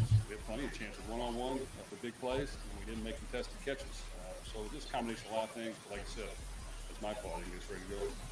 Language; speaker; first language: English; native; English